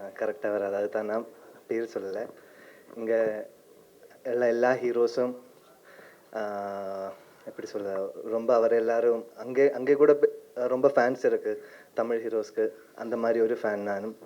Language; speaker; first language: Tamil; non-native, learner; Malayalam